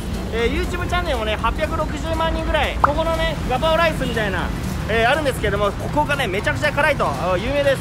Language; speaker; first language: Japanese; native; Japanese